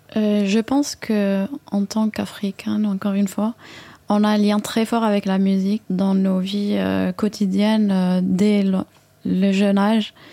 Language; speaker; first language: French; non-native, local second language; Arabic